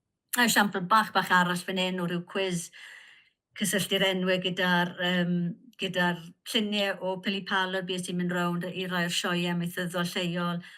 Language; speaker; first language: Welsh; native; Welsh